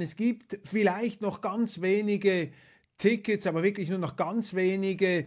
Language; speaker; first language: German; native; German